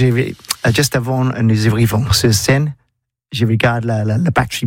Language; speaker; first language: French; non-native, learner; English